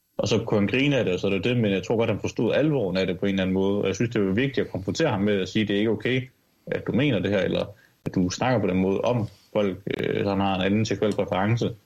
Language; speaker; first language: Danish; early bilingual, other home language; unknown